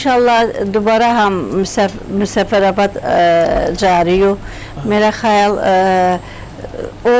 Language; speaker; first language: Hindi; non-native, learner; Turkish